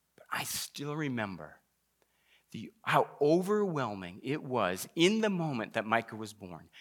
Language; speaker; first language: English; native; English